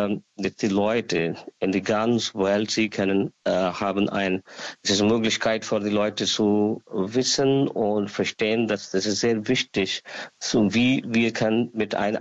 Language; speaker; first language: German; non-native, learner; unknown